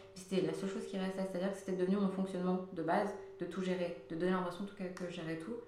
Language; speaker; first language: French; early bilingual, other home language; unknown